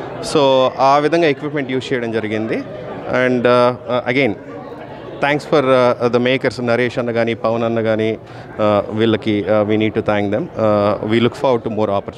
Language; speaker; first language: Telugu; native; Telugu